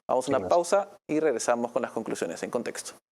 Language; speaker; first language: Spanish; native; Spanish